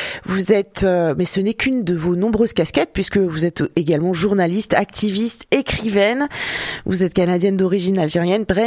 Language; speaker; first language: French; native; French